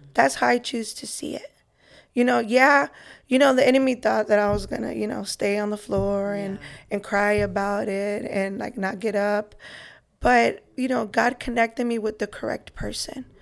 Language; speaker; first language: English; early bilingual, other home language; Spanish